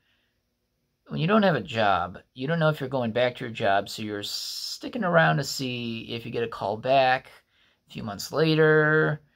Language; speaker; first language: English; native; English